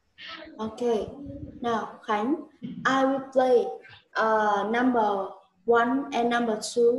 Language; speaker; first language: English; non-native, learner; Vietnamese